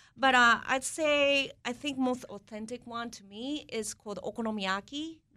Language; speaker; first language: English; non-native, fluent; Japanese